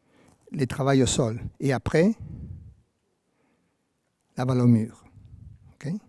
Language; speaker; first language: French; non-native, fluent; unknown